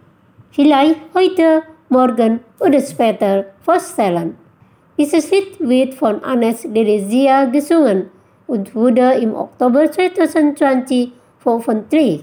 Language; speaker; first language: German; non-native, fluent; Indonesian